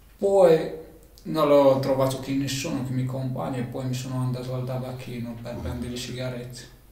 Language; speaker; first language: Italian; non-native, learner; Arabic